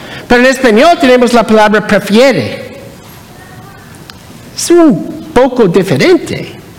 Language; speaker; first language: Spanish; non-native, learner; English